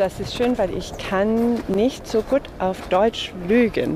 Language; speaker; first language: German; non-native, fluent; English